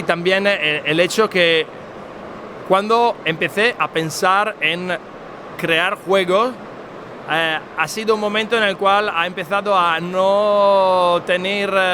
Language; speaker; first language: Spanish; non-native, fluent; Italian